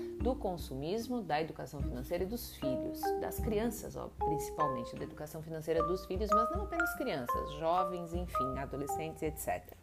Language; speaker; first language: Portuguese; native; Portuguese